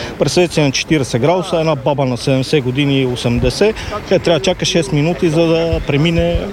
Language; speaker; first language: Bulgarian; native; Bulgarian